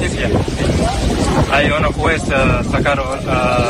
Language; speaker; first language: Spanish; non-native, learner; Arabic